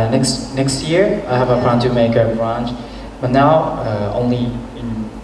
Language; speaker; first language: English; non-native, learner; Japanese